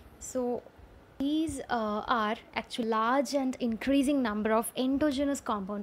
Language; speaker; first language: English; non-native, local second language; Malayalam